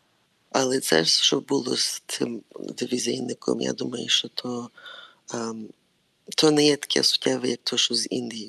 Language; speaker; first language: Ukrainian; early bilingual, heritage; Ukrainian